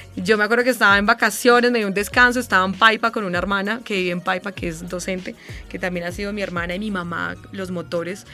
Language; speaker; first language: Spanish; native; Spanish